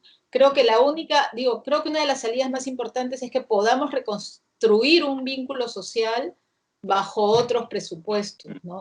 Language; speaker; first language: Spanish; native; Spanish